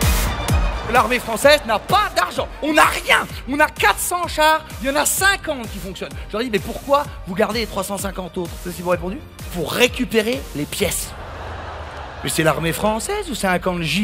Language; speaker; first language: French; native; French